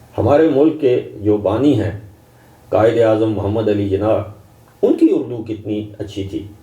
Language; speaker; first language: Urdu; non-native, local second language; Northern Hindko